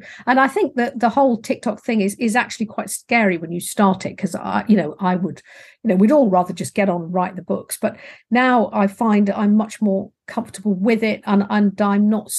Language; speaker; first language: English; native; English